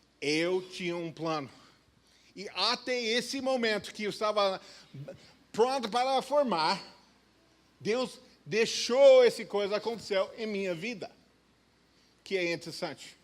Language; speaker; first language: Portuguese; non-native, fluent; English